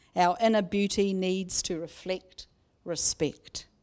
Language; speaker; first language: English; native; English